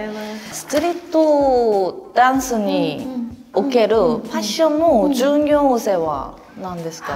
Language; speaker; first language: Japanese; non-native, learner; Korean